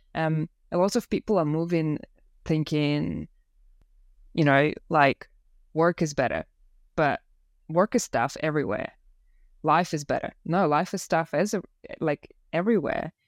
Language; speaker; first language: English; non-native, fluent; Russian